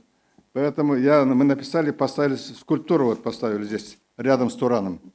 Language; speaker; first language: Russian; non-native, local second language; Kazakh